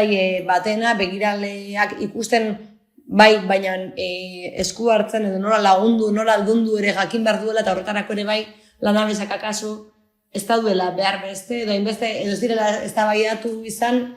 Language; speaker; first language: Basque; native; Basque